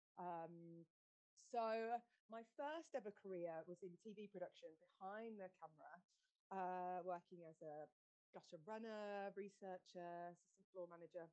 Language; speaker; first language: English; native; English